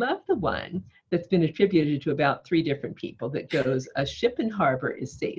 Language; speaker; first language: English; native; English